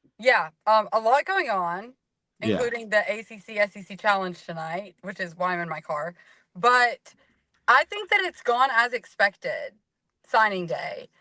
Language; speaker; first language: English; native; English